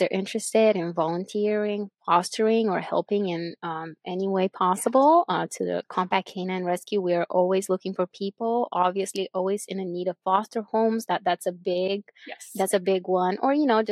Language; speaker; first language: English; non-native, fluent; Bulgarian